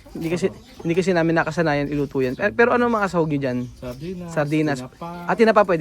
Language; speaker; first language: Filipino; non-native, local second language; Bikol